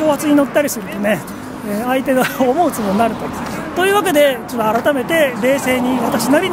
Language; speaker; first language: Japanese; native; Japanese